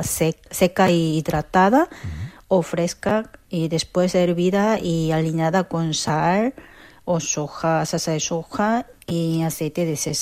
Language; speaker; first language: Spanish; non-native, learner; Korean